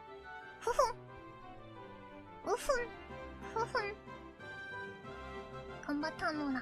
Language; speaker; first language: Japanese; native; Japanese